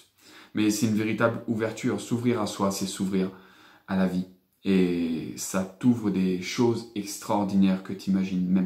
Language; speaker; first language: French; native; French